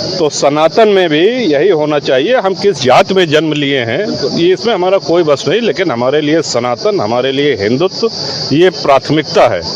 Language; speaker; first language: Hindi; native; Hindi